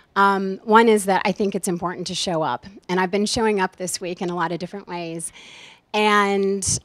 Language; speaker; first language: English; native; English